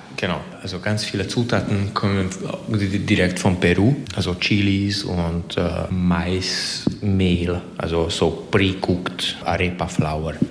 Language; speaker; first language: German; non-native, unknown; Hungarian